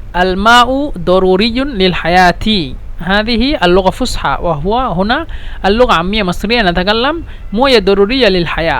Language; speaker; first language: Arabic; non-native, fluent; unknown